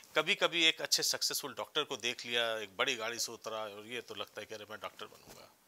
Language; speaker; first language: Hindi; native; Hindi